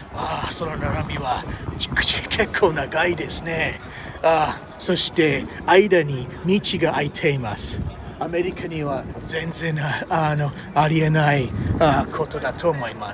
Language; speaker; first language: Japanese; non-native, learner; English